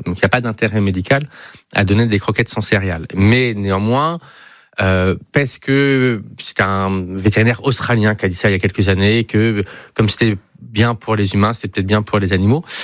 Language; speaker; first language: French; native; French